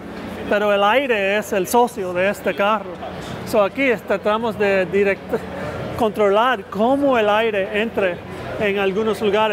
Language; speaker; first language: Spanish; early bilingual, heritage; Spanish